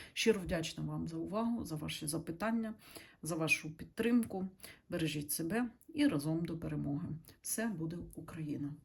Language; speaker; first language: Ukrainian; native; Ukrainian